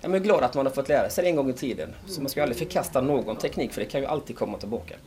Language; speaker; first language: Swedish; native; Swedish